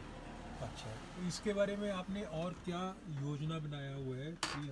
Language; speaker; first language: Hindi; native; Hindi